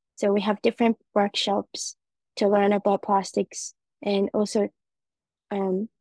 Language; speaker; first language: English; non-native, fluent; Japanese